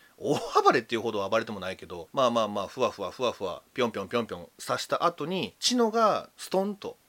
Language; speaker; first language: Japanese; native; Japanese